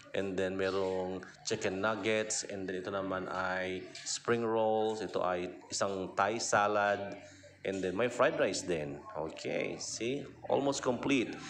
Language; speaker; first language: Filipino; native; Filipino